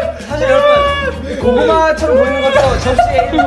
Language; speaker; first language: Korean; native; Korean